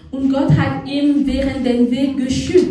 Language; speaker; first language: German; non-native, fluent; French